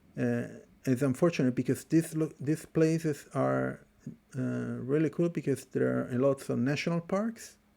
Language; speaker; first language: English; non-native, fluent; Italian